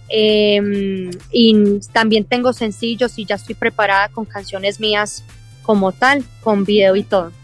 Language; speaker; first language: Spanish; early bilingual, heritage; English